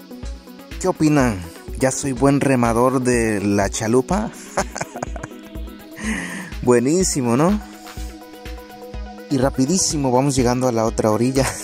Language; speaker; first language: Spanish; native; Spanish